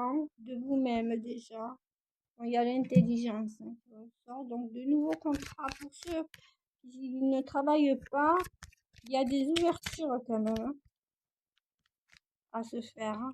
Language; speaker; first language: French; native; French